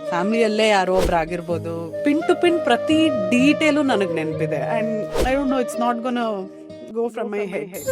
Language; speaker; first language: Kannada; native; Kannada